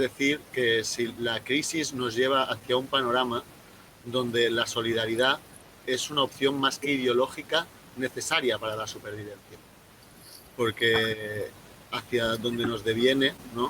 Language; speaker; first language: Spanish; native; Spanish